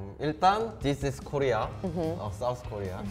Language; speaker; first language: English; non-native, learner; Korean